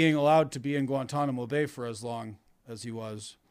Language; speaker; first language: English; native; English